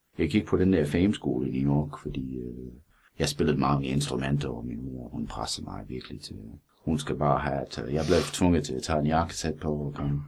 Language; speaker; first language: Danish; non-native, fluent; English